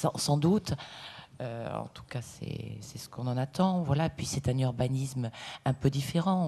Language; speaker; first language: French; native; French